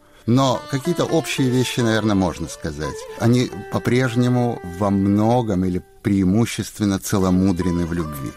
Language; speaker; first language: Russian; native; Russian